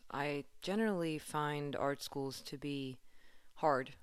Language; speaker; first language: English; non-native, fluent; Swedish